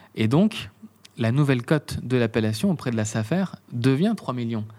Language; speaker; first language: French; native; French